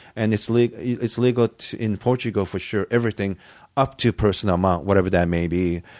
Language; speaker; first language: English; early bilingual, other home language; Japanese